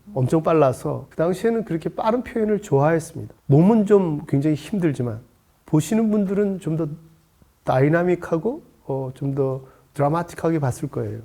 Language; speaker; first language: Korean; native; Korean